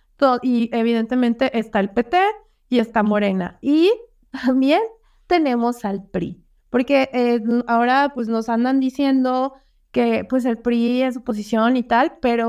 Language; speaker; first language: Spanish; native; Spanish